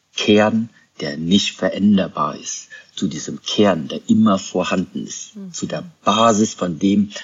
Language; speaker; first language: German; native; German